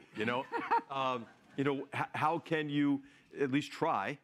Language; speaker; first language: English; native; English